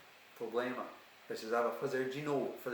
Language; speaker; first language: Portuguese; non-native, learner; English